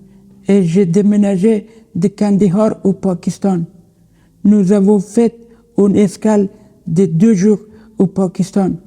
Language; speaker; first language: French; non-native, learner; Persian